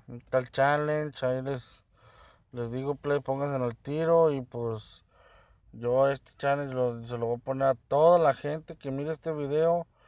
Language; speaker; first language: Spanish; early bilingual, heritage; Spanish